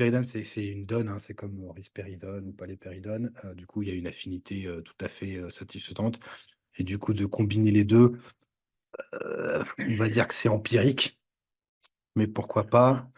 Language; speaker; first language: French; native; French